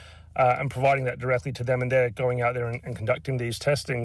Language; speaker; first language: English; native; English